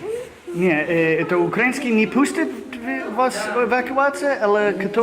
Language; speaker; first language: Russian; non-native, learner; English